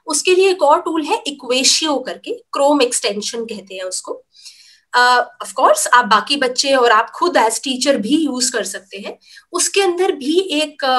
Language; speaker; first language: Hindi; native; Hindi